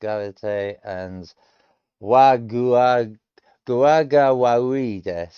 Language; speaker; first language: Japanese; non-native, learner; English